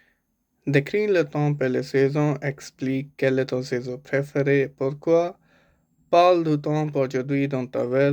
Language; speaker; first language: French; non-native, learner; Punjabi